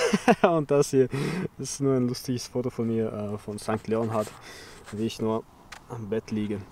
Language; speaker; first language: German; early bilingual, other home language; Chechen